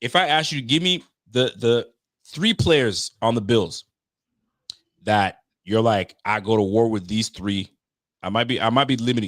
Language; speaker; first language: English; native; English